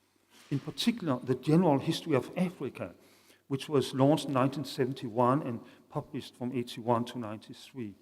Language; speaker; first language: English; non-native, fluent; Danish